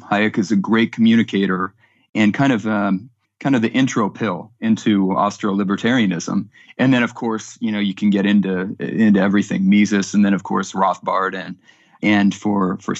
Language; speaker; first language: English; native; English